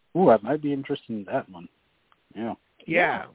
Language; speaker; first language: English; non-native, fluent; French